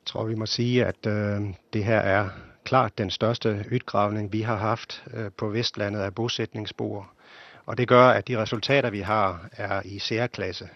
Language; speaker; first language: Danish; native; Danish